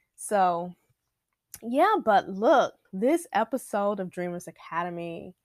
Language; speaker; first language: English; native; English